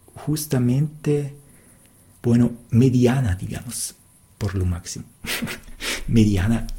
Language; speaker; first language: Spanish; non-native, fluent; German